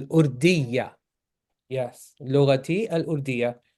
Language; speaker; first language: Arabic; non-native, fluent; English